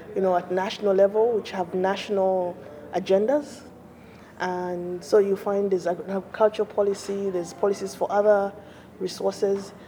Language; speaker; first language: English; non-native, local second language; Bemba